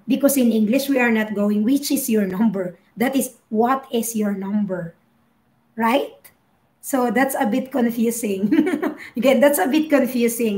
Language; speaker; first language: English; non-native, local second language; Filipino